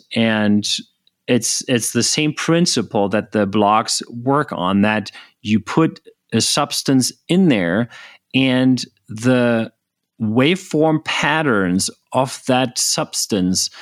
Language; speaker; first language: English; non-native, fluent; German